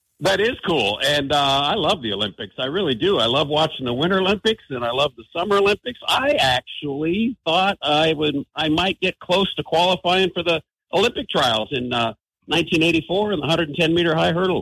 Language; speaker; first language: English; native; English